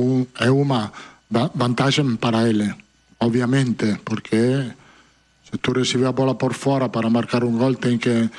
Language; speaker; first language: Portuguese; non-native, fluent; Italian